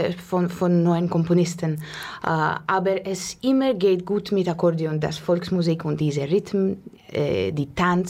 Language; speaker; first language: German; non-native, learner; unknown